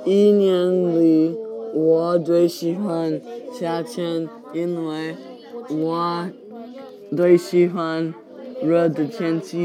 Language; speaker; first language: Chinese; non-native, learner; English